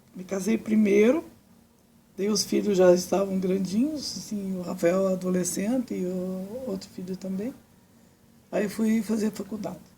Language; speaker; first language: Portuguese; early bilingual, other home language; Serbian